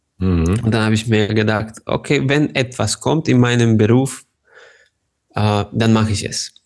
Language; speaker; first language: German; non-native, fluent; Hungarian